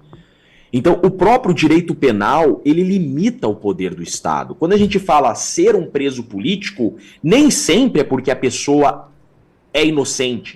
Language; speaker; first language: Portuguese; native; Portuguese